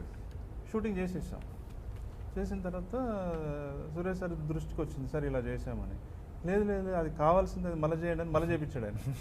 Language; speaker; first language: Telugu; native; Telugu